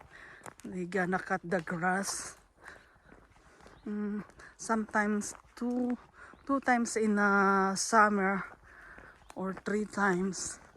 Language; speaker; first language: English; non-native, learner; Filipino